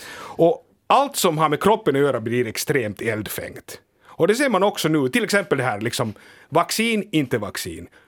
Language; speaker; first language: Swedish; native; Swedish